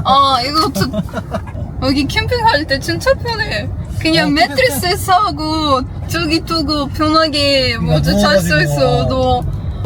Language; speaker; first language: Korean; non-native, learner; Russian